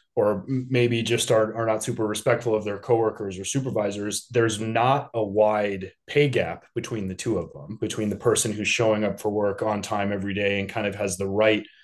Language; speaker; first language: English; native; English